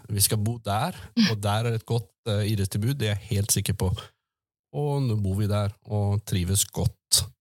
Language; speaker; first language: Norwegian; native; Norwegian